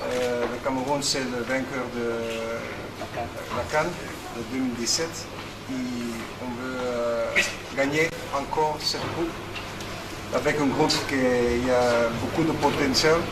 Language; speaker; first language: French; non-native, learner; Dutch